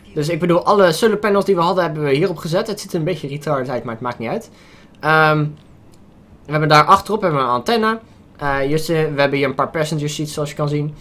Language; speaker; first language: Dutch; native; Dutch